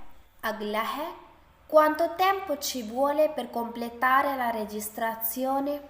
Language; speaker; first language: Italian; non-native, fluent; Urdu